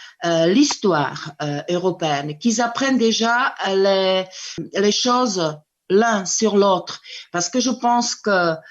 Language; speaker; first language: French; non-native, fluent; Czech